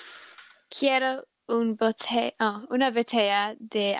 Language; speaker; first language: Spanish; non-native, learner; English